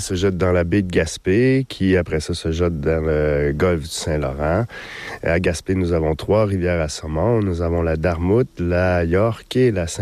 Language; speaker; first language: French; native; French